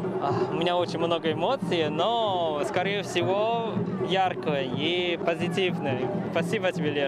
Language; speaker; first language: Russian; non-native, fluent; Chinese